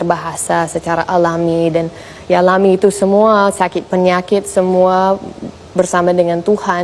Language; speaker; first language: Indonesian; non-native, fluent; English